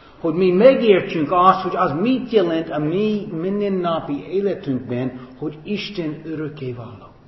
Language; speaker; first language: Hungarian; non-native, fluent; English